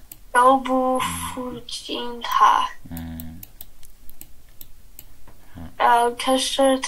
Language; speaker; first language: Chinese; non-native, learner; English